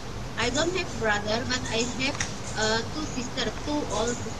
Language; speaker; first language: English; non-native, learner; Indonesian